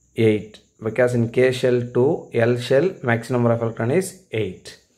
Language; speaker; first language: English; non-native, local second language; Tamil